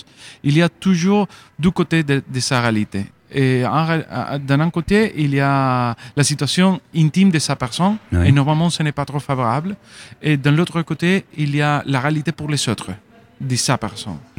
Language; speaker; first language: French; non-native, fluent; Spanish